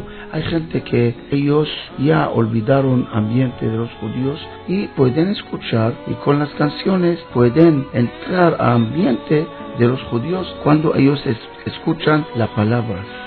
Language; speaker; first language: Spanish; non-native, learner; Hebrew